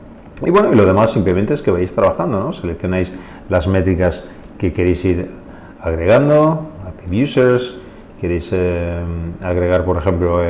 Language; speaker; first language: Spanish; native; Spanish